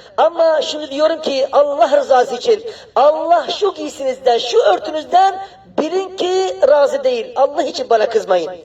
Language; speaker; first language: Turkish; non-native, fluent; Arabic